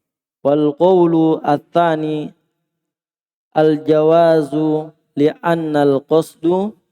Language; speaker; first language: Arabic; non-native, learner; Indonesian